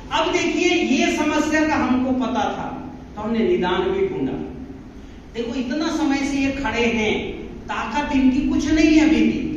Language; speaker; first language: Hindi; non-native, local second language; Marathi